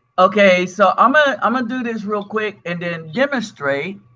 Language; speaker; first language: English; native; English